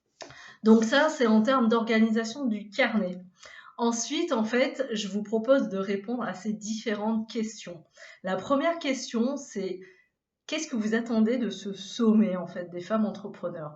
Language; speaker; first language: French; native; French